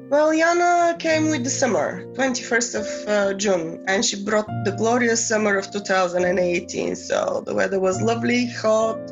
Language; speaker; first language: English; non-native, fluent; Bulgarian